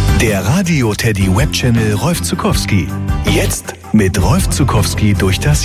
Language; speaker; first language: German; native; German